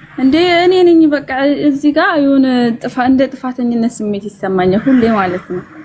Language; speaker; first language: Amharic; native; Amharic